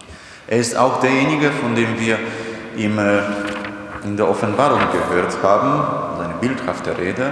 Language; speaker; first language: German; non-native, fluent; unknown